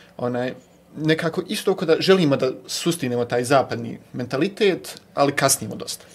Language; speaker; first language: Bosnian; native; Bosnian